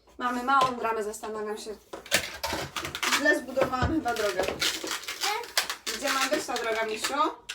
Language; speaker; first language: Polish; native; Polish